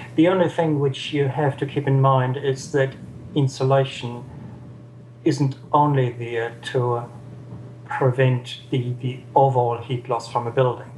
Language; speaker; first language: English; non-native, fluent; German